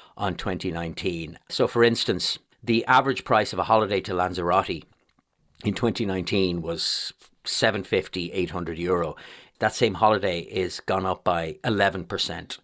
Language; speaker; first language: English; native; English